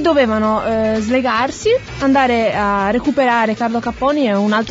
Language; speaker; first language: Italian; native; Italian